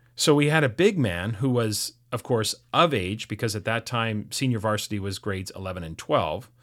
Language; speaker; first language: English; native; English